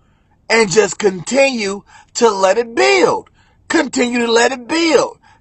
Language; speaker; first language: English; native; English